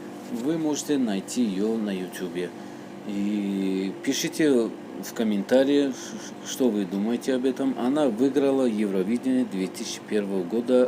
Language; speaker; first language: Russian; non-native, local second language; Tajik